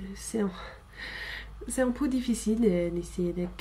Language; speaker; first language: French; non-native, fluent; English